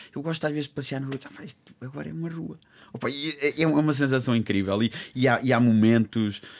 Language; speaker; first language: Portuguese; native; Portuguese